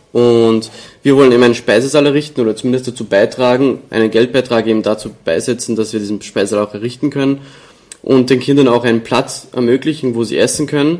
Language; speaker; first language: German; native; German